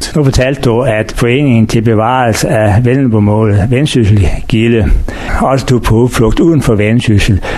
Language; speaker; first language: Danish; native; Danish